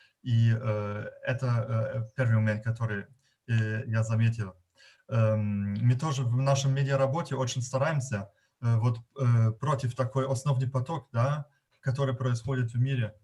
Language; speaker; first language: Russian; non-native, fluent; German